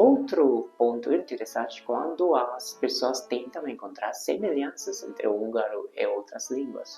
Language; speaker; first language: Portuguese; non-native, fluent; Hungarian